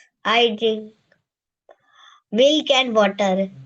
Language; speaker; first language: English; non-native, learner; Hindi